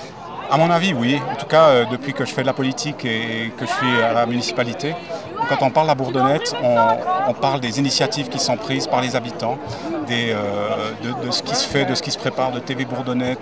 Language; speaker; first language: French; native; French